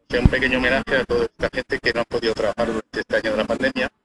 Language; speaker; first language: Spanish; native; Spanish